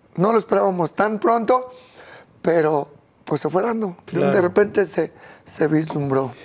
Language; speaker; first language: Spanish; native; Spanish